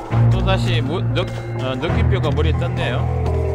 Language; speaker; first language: Korean; native; Korean